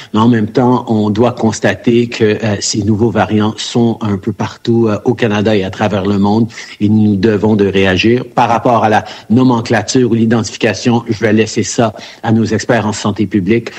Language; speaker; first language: French; early bilingual, heritage; French